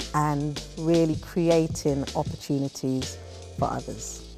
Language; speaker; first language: English; native; English